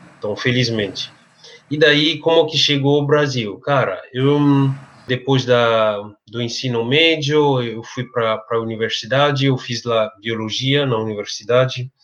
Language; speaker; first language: Portuguese; non-native, fluent; French